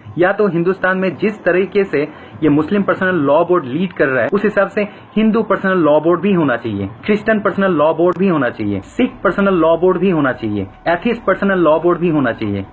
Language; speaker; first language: Hindi; non-native, fluent; Bangla